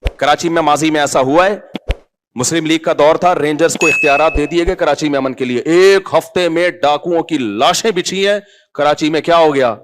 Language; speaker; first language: Urdu; native; Urdu